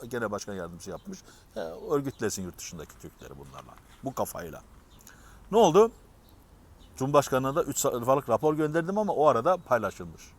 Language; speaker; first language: Turkish; native; Turkish